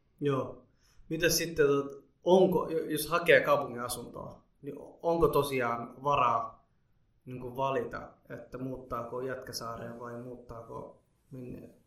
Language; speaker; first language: Finnish; early bilingual, other home language; Somali